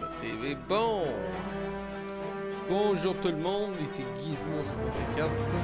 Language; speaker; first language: French; native; French